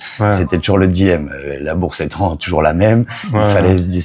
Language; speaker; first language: French; native; French